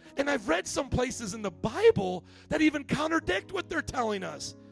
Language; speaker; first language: English; native; English